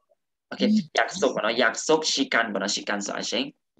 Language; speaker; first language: Korean; non-native, fluent; Burmese